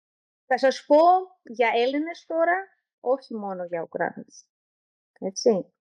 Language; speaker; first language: Greek; non-native, learner; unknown